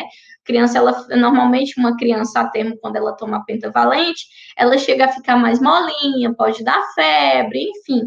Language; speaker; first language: Portuguese; native; Portuguese